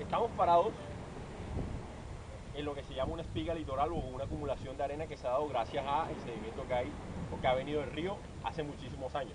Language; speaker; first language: Spanish; native; Spanish